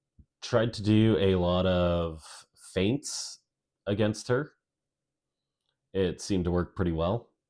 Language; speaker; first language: English; native; English